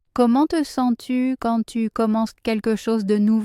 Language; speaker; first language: French; native; French